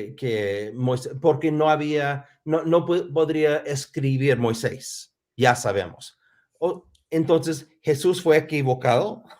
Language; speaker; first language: Spanish; non-native, fluent; English